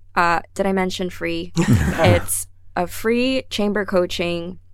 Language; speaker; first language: English; native; English